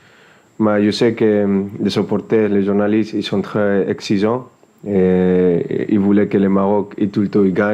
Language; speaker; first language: French; non-native, fluent; Spanish